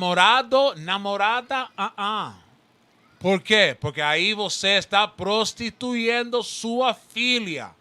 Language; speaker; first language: Portuguese; non-native, learner; Spanish